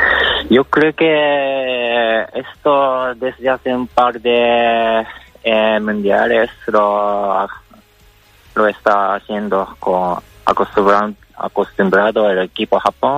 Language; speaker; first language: Spanish; non-native, fluent; Japanese